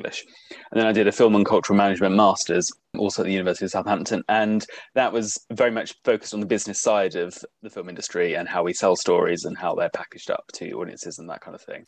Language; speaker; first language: English; native; English